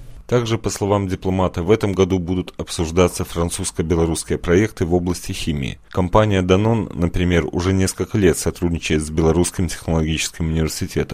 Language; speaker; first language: Russian; native; Russian